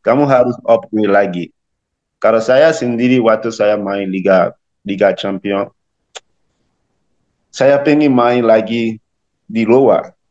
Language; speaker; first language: Indonesian; non-native, learner; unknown